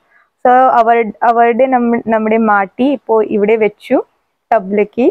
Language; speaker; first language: Malayalam; non-native, learner; Hindi